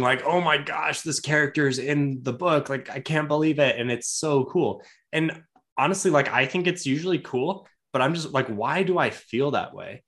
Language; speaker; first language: English; native; English